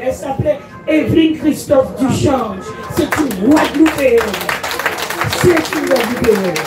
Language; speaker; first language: French; native; French